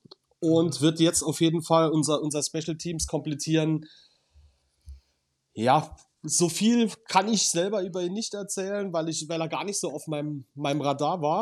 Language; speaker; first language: German; native; German